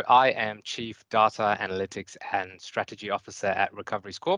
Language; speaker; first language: English; native; English